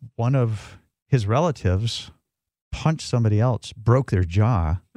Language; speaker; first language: English; native; English